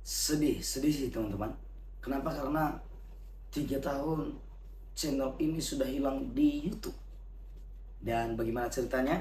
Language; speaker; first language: Indonesian; native; Indonesian